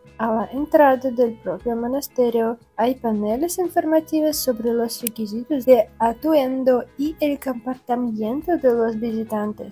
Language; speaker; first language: Spanish; non-native, fluent; Russian